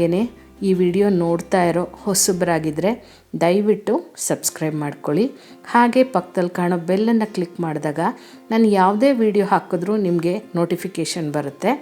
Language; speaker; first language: Kannada; native; Kannada